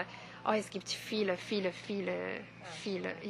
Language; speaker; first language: German; non-native, learner; French